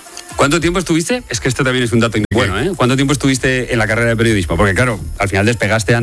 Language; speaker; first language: Spanish; native; Spanish